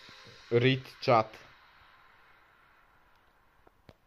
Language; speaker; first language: English; non-native, fluent; Polish